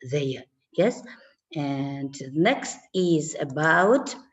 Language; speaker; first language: English; non-native, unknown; Kazakh